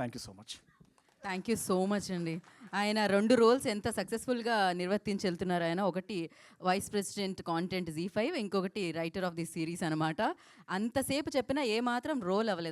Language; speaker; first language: Telugu; native; Telugu